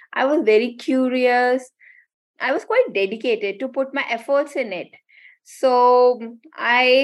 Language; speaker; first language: English; non-native, local second language; Hindi